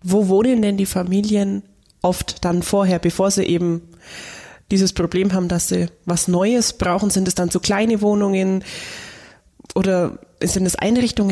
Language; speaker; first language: German; native; German